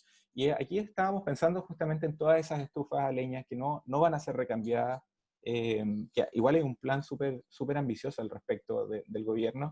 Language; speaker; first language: Spanish; native; Spanish